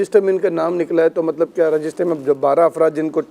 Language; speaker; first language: Urdu; native; Urdu